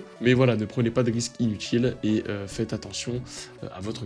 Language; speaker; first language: French; native; French